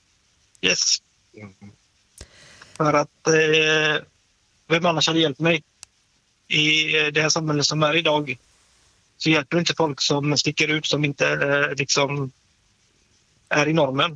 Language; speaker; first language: Swedish; native; Swedish